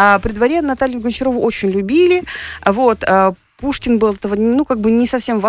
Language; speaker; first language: Russian; native; Russian